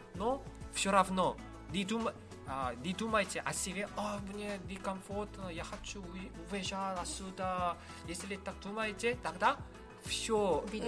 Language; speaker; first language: Russian; non-native, learner; Korean